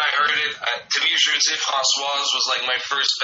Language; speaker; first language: English; non-native, fluent; French